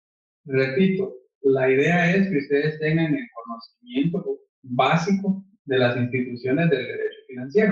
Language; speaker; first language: Spanish; native; Spanish